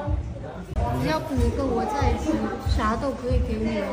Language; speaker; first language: Chinese; non-native, learner; Vietnamese